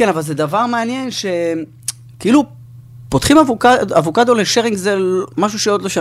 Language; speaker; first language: Hebrew; native; Hebrew